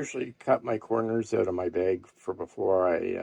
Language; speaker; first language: English; native; English